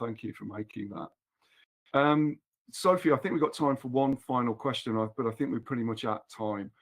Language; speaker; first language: English; native; English